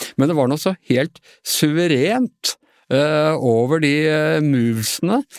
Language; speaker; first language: Norwegian; native; Norwegian